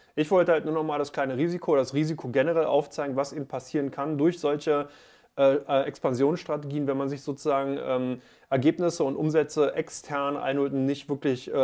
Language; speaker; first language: German; native; German